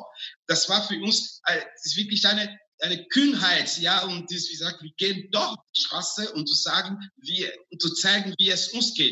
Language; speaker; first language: German; non-native, fluent; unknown